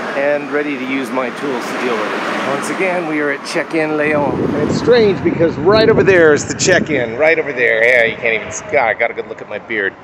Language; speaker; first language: English; native; English